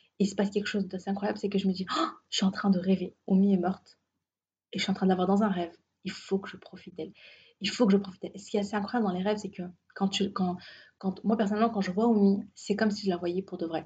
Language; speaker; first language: French; native; French